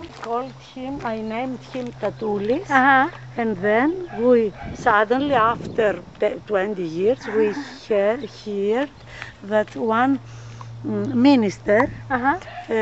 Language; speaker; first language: English; non-native, learner; Greek